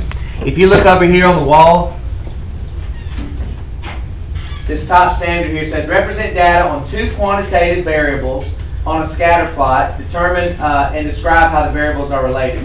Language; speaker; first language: English; native; English